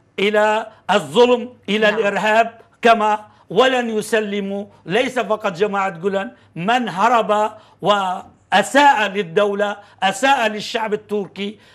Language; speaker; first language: Arabic; non-native, fluent; Turkish